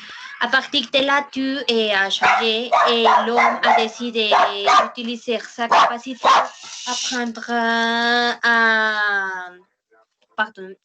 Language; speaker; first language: French; non-native, learner; Spanish